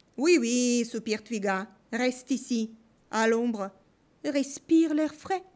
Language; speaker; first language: French; non-native, fluent; Russian